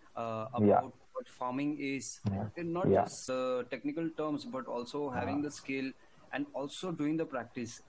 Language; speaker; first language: English; non-native, local second language; Hindi